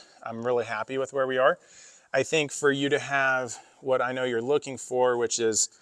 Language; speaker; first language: English; native; English